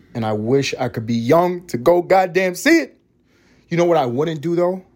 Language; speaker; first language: English; early bilingual, other home language; Spanish